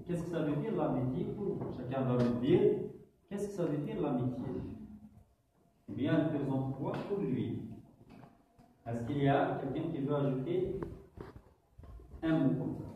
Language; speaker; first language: French; non-native, local second language; Kabyle